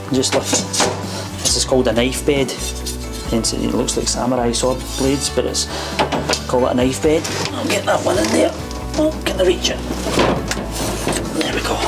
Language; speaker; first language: English; native; English